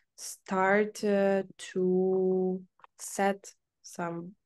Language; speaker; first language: English; non-native, fluent; Ukrainian